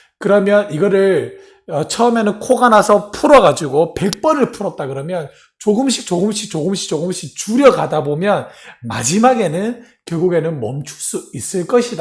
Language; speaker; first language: Korean; native; Korean